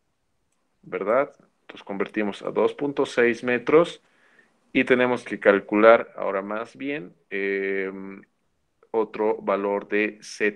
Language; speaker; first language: Spanish; native; Spanish